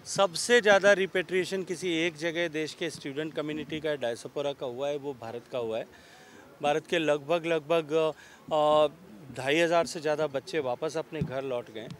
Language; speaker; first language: Hindi; native; Hindi